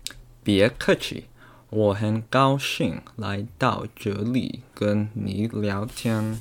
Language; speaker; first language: Chinese; non-native, learner; English